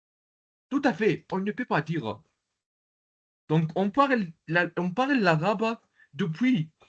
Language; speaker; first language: French; non-native, local second language; Arabic